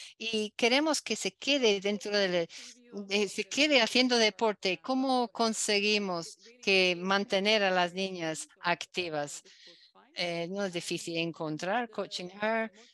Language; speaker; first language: Spanish; non-native, learner; Dutch